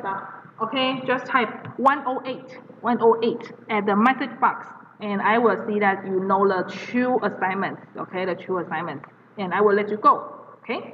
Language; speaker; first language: English; non-native, fluent; Chinese